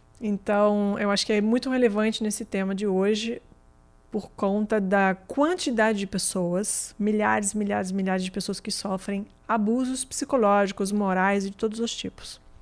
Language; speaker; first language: Portuguese; non-native, fluent; French